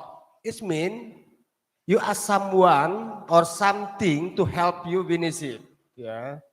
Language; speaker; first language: English; non-native, learner; Indonesian